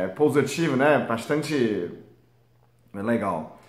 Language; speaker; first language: Portuguese; non-native, fluent; Chinese